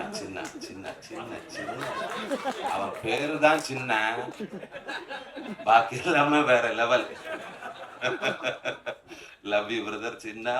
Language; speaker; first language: Tamil; non-native, learner; Malayalam